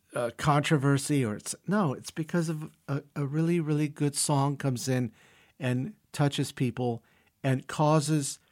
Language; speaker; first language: English; early bilingual, other home language; Russian